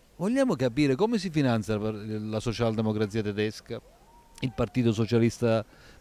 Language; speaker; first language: Italian; native; Italian